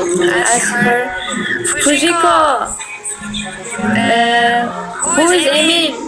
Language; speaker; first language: English; non-native, learner; Turkish